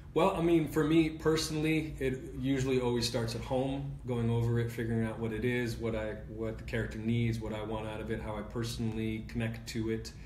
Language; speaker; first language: English; native; English